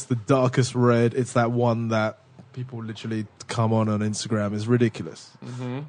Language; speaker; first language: English; native; English